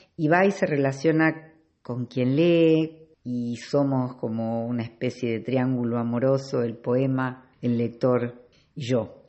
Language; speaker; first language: Spanish; native; Spanish